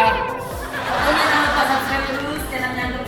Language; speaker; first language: Indonesian; native; Indonesian